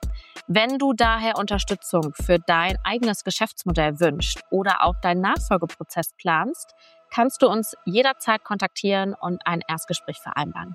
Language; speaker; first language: German; native; German